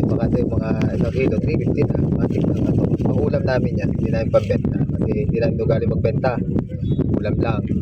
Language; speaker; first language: Filipino; native; Filipino